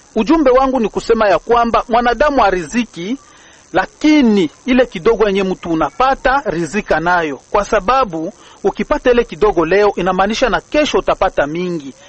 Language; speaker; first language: Swahili; native; Swahili